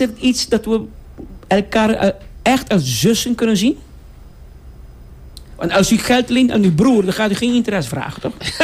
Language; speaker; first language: Dutch; non-native, local second language; Papiamento